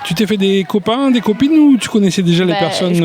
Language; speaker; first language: French; native; French